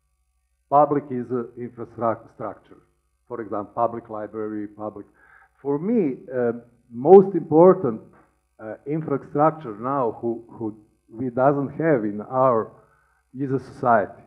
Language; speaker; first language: English; non-native, learner; Serbian